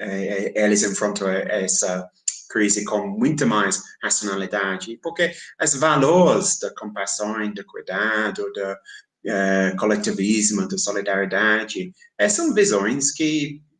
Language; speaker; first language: Portuguese; non-native, fluent; English